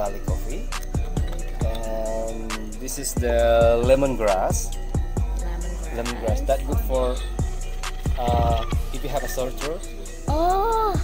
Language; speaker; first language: English; non-native, learner; Indonesian